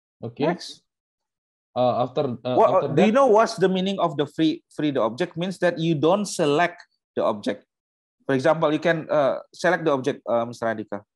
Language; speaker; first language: English; non-native, learner; Indonesian